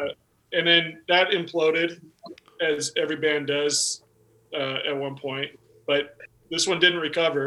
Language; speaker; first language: English; native; English